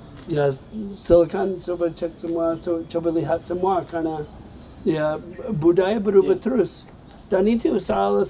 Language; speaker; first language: Indonesian; non-native, fluent; English